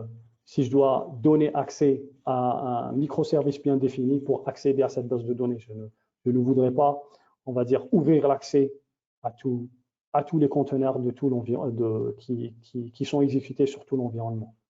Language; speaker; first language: French; native; French